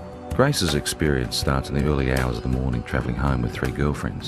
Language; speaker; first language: English; native; English